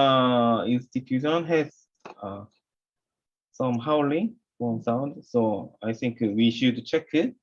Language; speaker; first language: English; non-native, learner; Korean